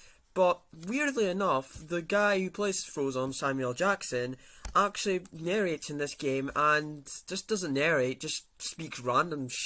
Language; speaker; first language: English; native; English